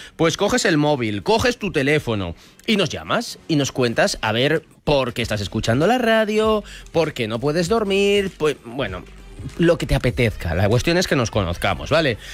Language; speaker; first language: Spanish; native; Spanish